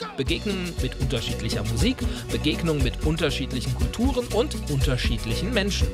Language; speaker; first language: German; native; German